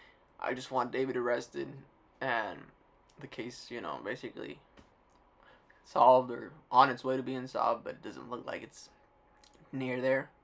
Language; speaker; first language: English; native; English